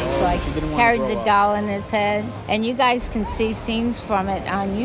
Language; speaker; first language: English; native; English